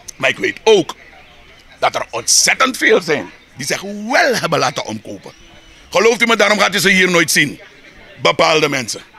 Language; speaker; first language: Dutch; native; Dutch